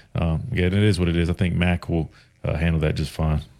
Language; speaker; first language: English; native; English